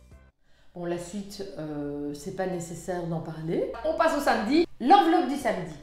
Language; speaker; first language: French; native; French